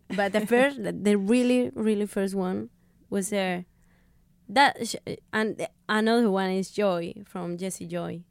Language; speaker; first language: English; non-native, fluent; Spanish